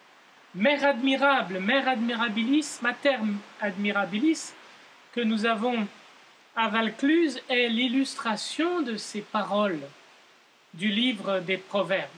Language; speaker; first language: French; native; French